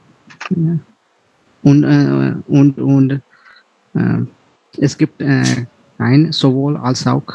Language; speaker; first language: German; non-native, learner; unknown